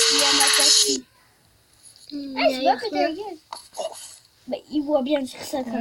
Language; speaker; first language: French; native; French